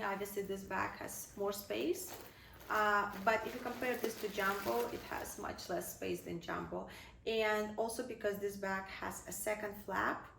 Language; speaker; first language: English; non-native, fluent; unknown